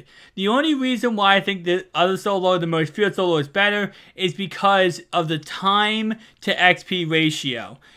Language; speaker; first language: English; native; English